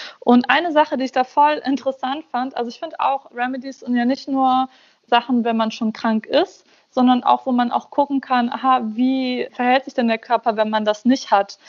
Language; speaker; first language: German; early bilingual, other home language; Persian